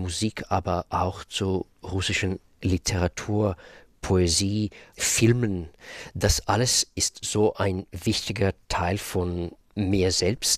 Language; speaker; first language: German; non-native, fluent; Russian